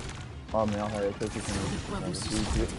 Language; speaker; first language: French; native; French